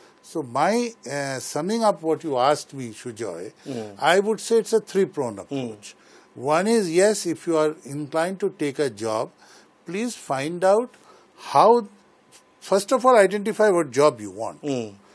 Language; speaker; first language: English; non-native, local second language; Bangla